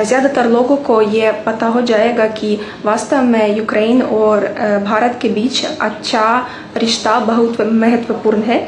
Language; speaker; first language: Hindi; non-native, learner; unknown